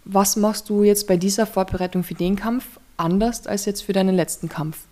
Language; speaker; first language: German; native; German